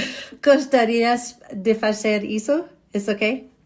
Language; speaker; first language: Portuguese; non-native, learner; English